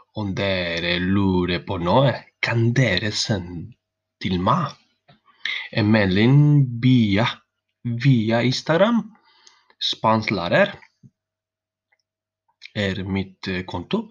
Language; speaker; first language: Norwegian; non-native, learner; Spanish